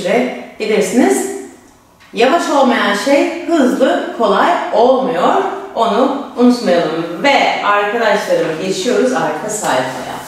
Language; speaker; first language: Turkish; native; Turkish